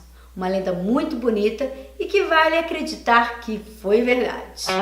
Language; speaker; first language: Portuguese; native; Portuguese